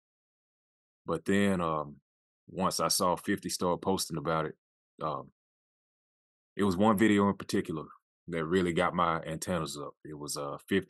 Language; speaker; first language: English; native; English